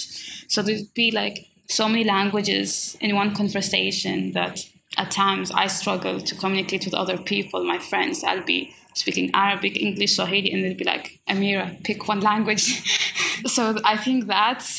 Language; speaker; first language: English; non-native, fluent; Swahili